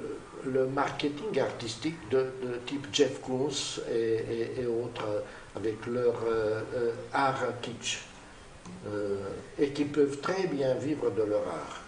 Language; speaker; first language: French; non-native, fluent; Romanian